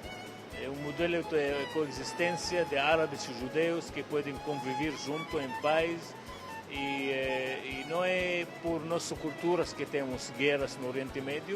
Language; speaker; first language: Portuguese; non-native, fluent; Arabic